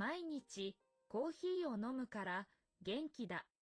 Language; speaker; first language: Japanese; non-native, learner; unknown